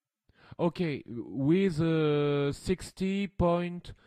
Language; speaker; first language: English; non-native, learner; French